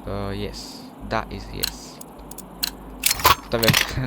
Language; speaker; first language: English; non-native, learner; Slovak